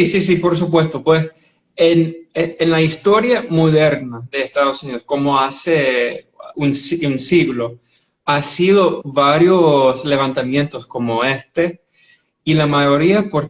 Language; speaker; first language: Spanish; non-native, fluent; English